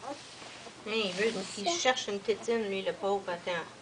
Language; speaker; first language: French; native; French